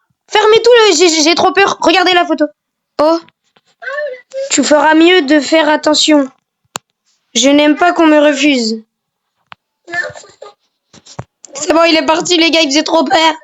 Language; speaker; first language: French; native; French